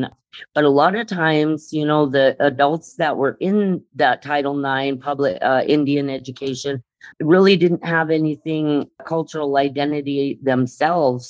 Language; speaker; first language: English; native; English